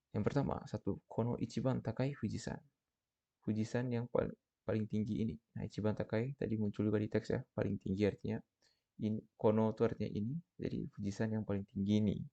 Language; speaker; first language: Indonesian; native; Indonesian